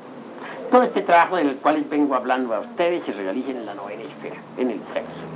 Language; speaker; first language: Spanish; native; Spanish